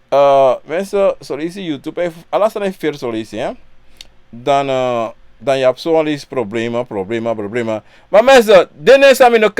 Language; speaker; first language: Dutch; non-native, local second language; Sranan Tongo